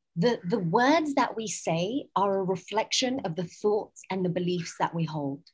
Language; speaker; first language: English; native; English